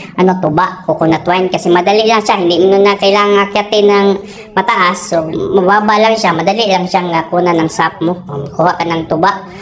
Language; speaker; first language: Filipino; non-native, local second language; Cebuano